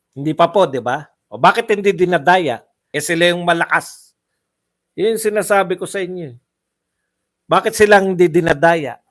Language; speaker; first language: Filipino; non-native, local second language; Cebuano